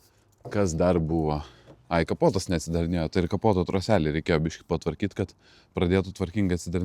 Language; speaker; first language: Lithuanian; native; Lithuanian